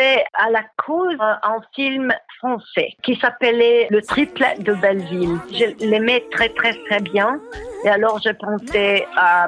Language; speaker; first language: French; non-native, learner; Italian